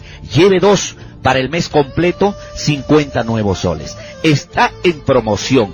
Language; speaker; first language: Spanish; native; Spanish